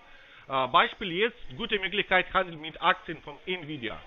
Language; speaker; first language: German; non-native, fluent; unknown